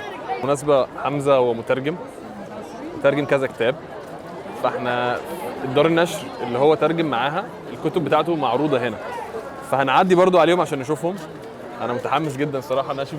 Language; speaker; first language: Arabic; native; Arabic